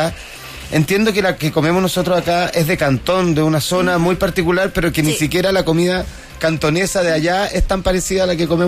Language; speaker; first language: Spanish; native; Spanish